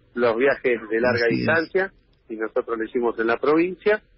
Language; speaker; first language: Spanish; native; Spanish